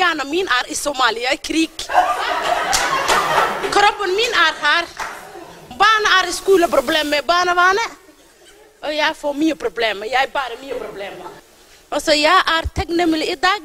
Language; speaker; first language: Norwegian; non-native, learner; Somali